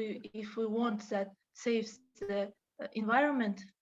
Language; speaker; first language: English; non-native, learner; Russian